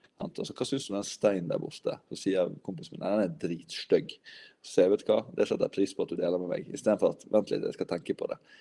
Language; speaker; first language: Norwegian; native; Norwegian